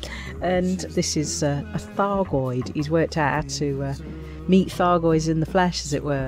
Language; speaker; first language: English; native; English